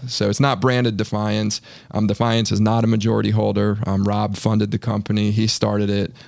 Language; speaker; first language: English; native; English